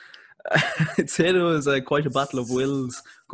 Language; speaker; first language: English; native; English